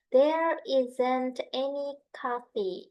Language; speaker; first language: English; non-native, fluent; Indonesian